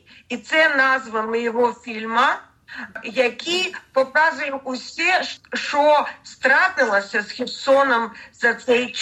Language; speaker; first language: Ukrainian; non-native, learner; Russian